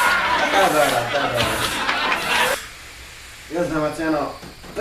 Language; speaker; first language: Slovenian; early bilingual, other home language; Polish